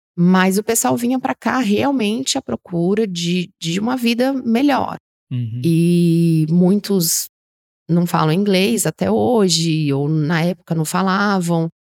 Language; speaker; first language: Portuguese; native; Portuguese